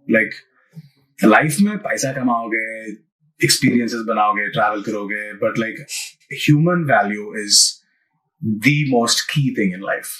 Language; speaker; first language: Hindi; non-native, local second language; Malayalam